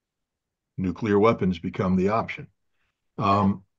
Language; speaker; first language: English; native; English